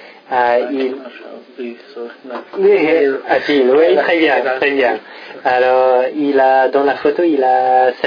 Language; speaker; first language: French; non-native, fluent; English